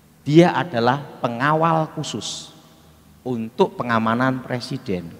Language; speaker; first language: Indonesian; native; Indonesian